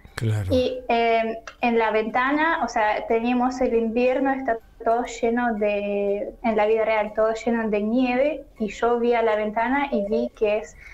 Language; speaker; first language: Spanish; non-native, learner; Russian